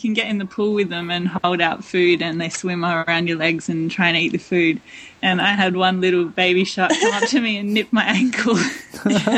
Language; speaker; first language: English; native; English